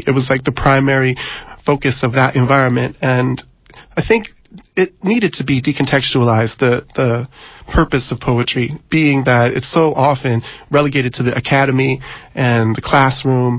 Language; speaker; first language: English; native; English